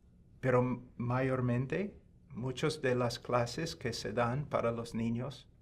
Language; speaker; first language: Spanish; non-native, fluent; English